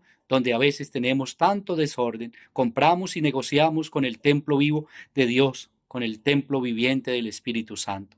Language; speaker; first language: Spanish; native; Spanish